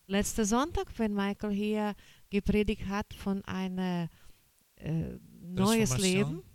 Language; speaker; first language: German; non-native, learner; Portuguese